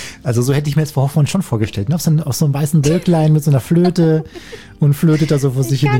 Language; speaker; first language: German; native; German